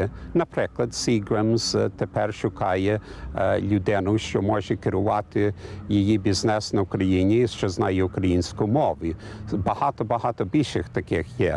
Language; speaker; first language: Ukrainian; early bilingual, heritage; English